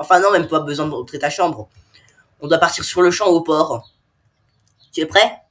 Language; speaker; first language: French; native; French